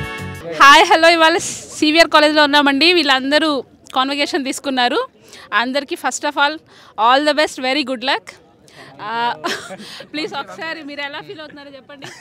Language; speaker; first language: Telugu; native; Telugu